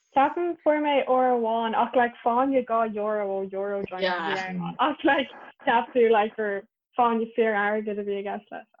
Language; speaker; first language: Irish; native; Irish